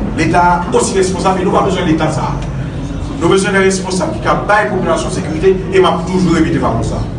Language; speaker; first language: French; non-native, local second language; Haitian Creole